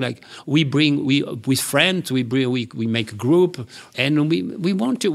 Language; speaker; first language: English; non-native, learner; French